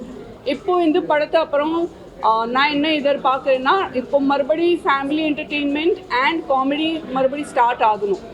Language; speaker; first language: Tamil; non-native, fluent; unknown